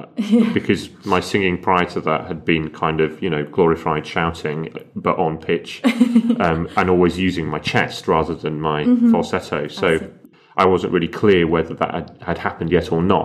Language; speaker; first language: English; native; English